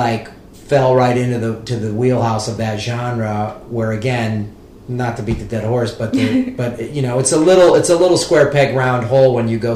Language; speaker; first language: English; native; English